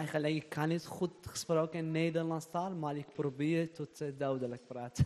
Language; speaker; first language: Dutch; non-native, learner; Persian